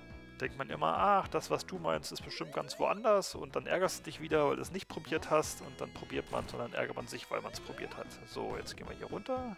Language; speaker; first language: German; native; German